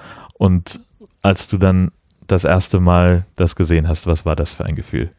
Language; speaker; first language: German; native; German